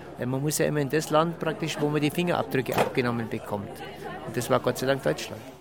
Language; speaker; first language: German; native; German